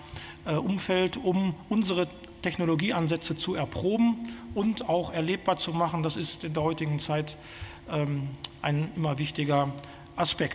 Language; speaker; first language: German; native; German